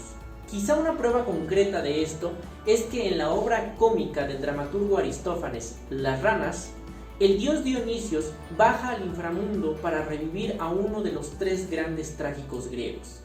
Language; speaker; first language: Spanish; native; Spanish